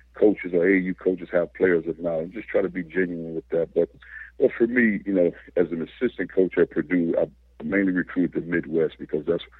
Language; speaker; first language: English; native; English